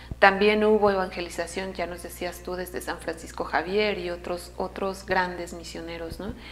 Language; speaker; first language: Spanish; native; Spanish